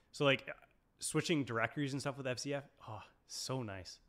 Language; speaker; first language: English; native; English